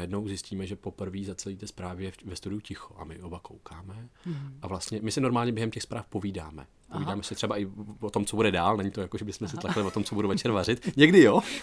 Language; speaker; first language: Czech; native; Czech